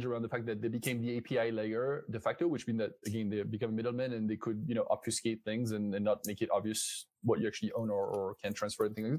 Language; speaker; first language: English; non-native, fluent; French